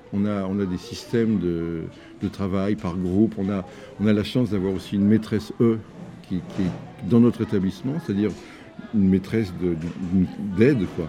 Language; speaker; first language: French; native; French